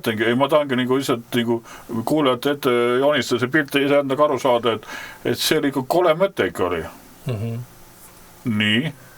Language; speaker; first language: Estonian; native; Estonian